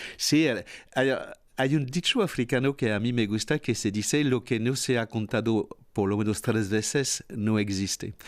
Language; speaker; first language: Spanish; non-native, fluent; French